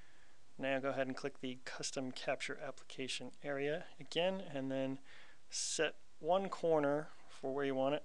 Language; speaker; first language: English; native; English